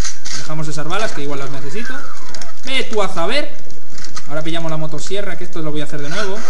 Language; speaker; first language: Spanish; native; Spanish